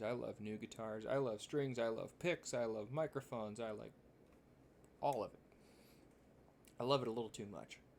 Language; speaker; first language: English; native; English